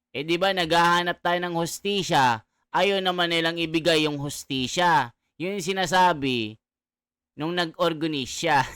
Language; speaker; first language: Filipino; native; Filipino